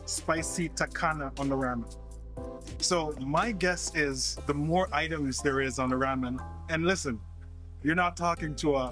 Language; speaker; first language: English; native; English